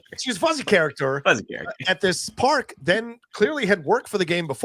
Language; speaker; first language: English; native; English